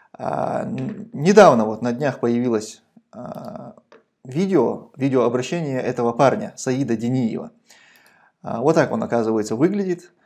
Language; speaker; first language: Russian; non-native, local second language; Chechen